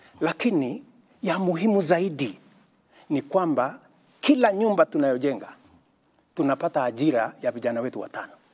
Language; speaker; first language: Swahili; non-native, local second language; Kalenjin